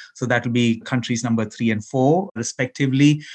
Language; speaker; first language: English; non-native, local second language; Malayalam